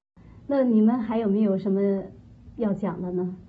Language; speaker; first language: Chinese; native; Chinese